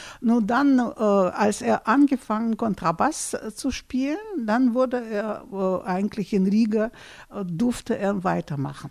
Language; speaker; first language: German; non-native, fluent; Russian